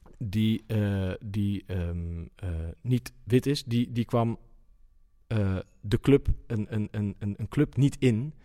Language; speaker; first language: Dutch; native; Dutch